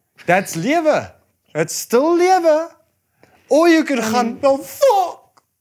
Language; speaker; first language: English; non-native, local second language; Afrikaans